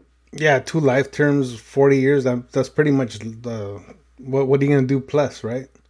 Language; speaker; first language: English; early bilingual, other home language; Spanish